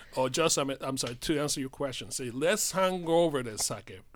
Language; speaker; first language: English; non-native, fluent; Japanese